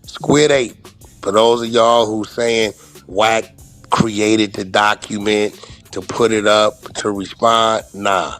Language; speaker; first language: English; native; English